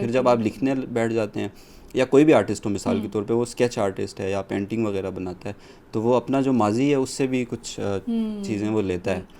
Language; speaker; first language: Urdu; non-native, local second language; Balti